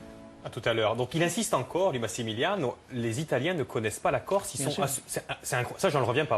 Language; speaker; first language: French; native; French